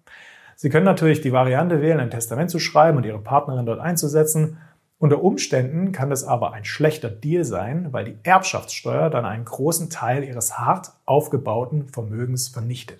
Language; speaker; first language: German; native; German